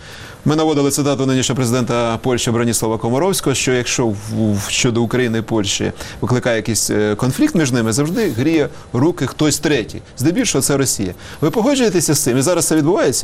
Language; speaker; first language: Ukrainian; native; Ukrainian